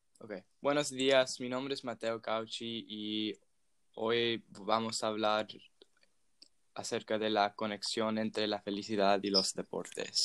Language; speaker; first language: Spanish; non-native, fluent; English